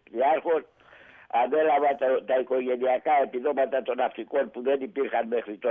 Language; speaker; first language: Greek; native; Greek